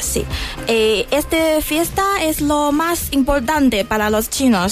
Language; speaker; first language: Spanish; non-native, learner; Chinese